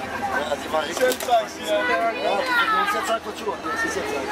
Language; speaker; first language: Danish; early bilingual, other home language; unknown